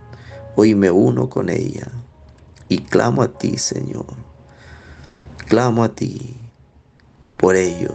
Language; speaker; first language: Spanish; native; Spanish